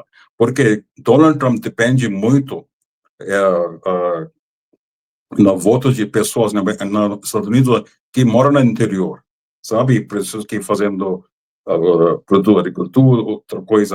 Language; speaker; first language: Portuguese; non-native, fluent; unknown